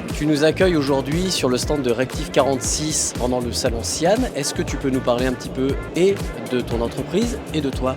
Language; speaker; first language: French; native; French